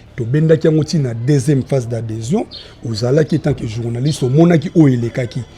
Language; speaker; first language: Lingala; native; Lingala